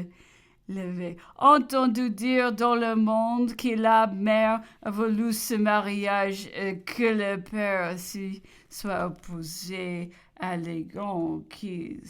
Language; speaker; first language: French; non-native, learner; English